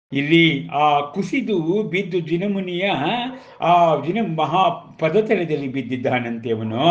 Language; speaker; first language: Kannada; native; Kannada